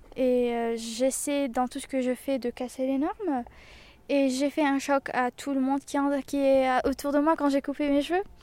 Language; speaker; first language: French; non-native, local second language; Arabic